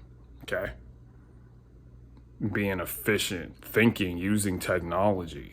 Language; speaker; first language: English; native; English